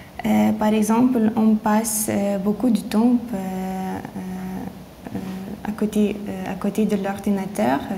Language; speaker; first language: French; non-native, learner; Lithuanian